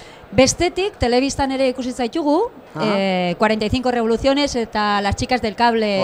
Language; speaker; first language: Basque; native; Basque